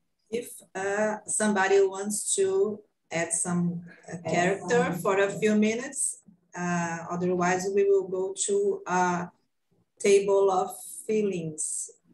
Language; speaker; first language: English; non-native, fluent; Portuguese